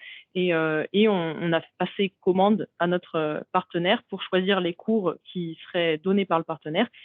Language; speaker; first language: French; native; French